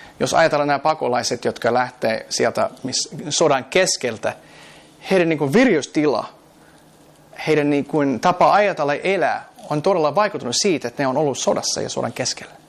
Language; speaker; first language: Finnish; non-native, fluent; English